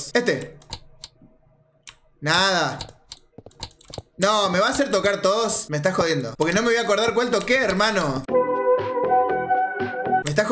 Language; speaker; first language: Spanish; native; Spanish